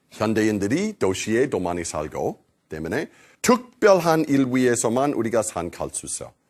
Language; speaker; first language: Korean; non-native, fluent; English